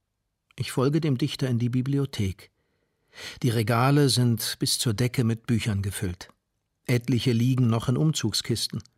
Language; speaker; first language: German; native; German